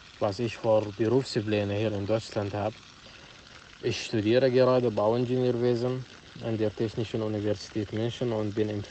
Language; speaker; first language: German; non-native, fluent; Arabic